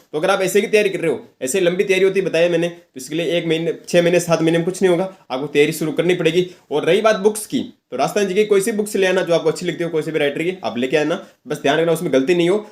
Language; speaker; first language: Hindi; native; Hindi